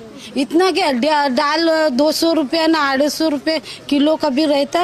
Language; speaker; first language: Hindi; non-native, local second language; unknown